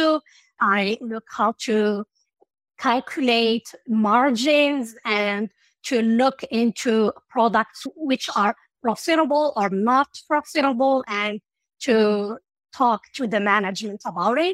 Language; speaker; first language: English; non-native, fluent; Arabic